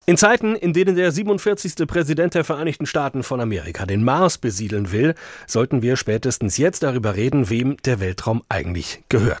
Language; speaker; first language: German; native; German